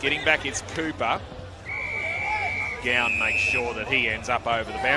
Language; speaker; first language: English; native; English